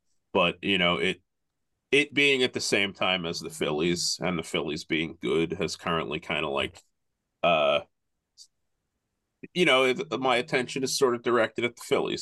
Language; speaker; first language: English; native; English